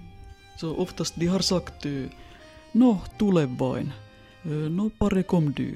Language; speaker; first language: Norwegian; non-native, fluent; Finnish